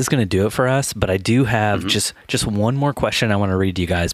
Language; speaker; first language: English; native; English